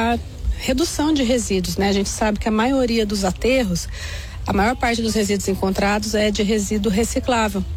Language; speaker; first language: Portuguese; native; Portuguese